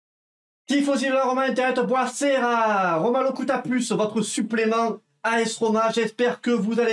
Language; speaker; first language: French; native; French